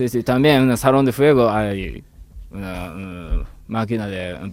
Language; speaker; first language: Spanish; non-native, learner; Japanese